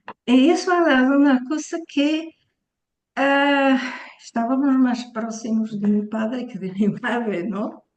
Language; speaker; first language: Spanish; early bilingual, heritage; Portuguese